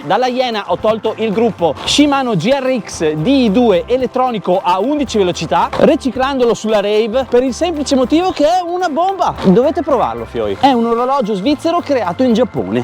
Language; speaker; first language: Italian; native; Italian